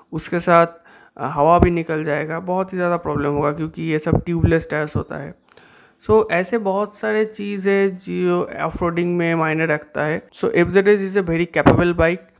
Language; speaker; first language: Hindi; non-native, local second language; Bangla